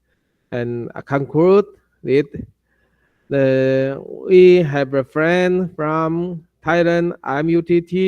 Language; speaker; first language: English; non-native, learner; Chinese